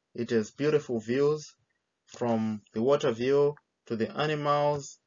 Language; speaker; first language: English; non-native, local second language; Shona